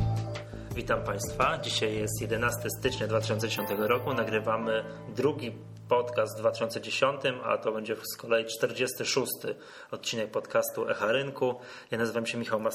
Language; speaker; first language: Polish; native; Polish